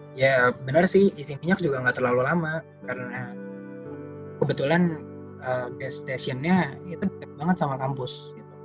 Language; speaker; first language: Indonesian; native; Indonesian